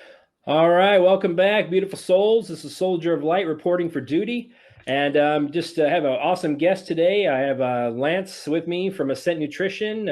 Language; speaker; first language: English; native; English